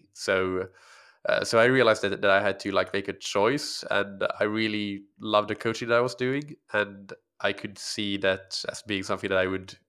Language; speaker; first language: English; non-native, fluent; Swedish